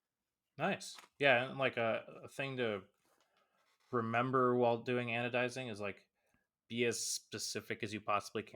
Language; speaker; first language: English; native; English